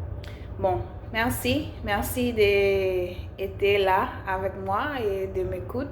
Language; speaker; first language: French; non-native, learner; English